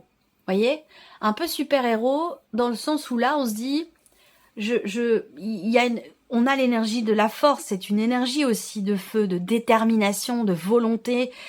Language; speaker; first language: French; native; French